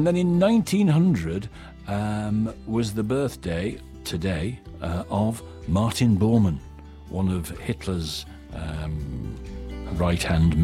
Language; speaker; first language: English; native; English